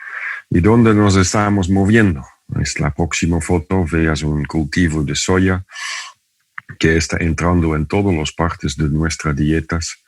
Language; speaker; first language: Spanish; non-native, fluent; Dutch